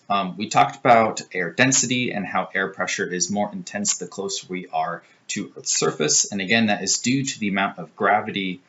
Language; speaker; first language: English; native; English